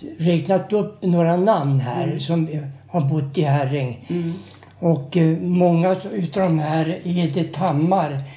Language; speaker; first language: Swedish; native; Swedish